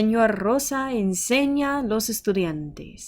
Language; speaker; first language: Spanish; non-native, fluent; English